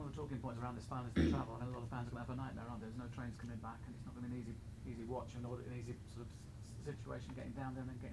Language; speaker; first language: English; native; English